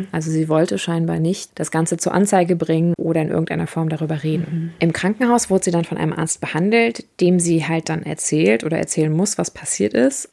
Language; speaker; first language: German; native; German